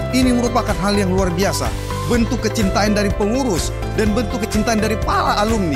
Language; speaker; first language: Indonesian; native; Indonesian